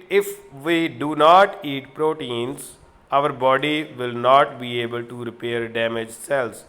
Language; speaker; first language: English; non-native, local second language; Punjabi